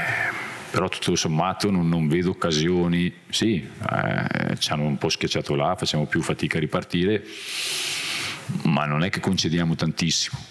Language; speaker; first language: Italian; native; Italian